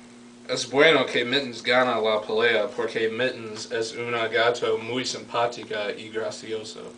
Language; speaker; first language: Spanish; non-native, learner; English